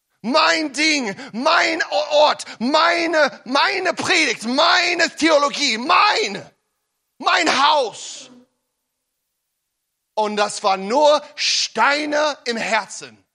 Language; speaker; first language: German; non-native, learner; English